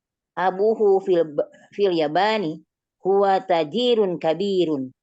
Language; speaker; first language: Arabic; non-native, learner; Indonesian